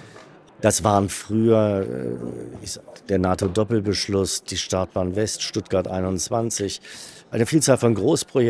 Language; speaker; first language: German; native; German